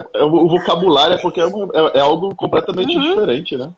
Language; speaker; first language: Portuguese; native; Portuguese